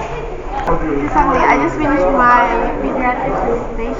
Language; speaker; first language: English; non-native, local second language; Malay